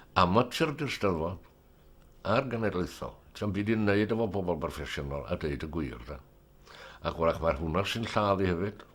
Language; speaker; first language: Welsh; native; Welsh